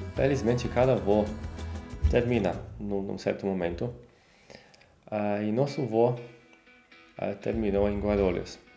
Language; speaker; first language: Portuguese; non-native, fluent; Polish